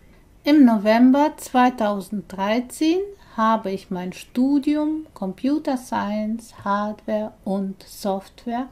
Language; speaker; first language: German; non-native, fluent; Persian